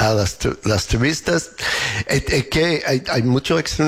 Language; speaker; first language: Spanish; non-native, learner; English